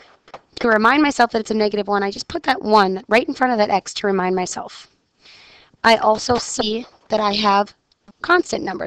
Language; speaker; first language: English; native; English